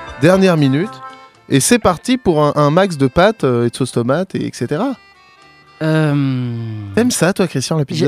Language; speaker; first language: French; native; French